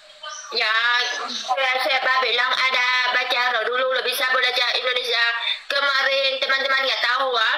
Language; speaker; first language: Indonesian; non-native, learner; Vietnamese